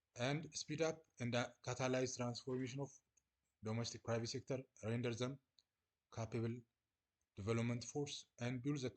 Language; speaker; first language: English; non-native, local second language; Amharic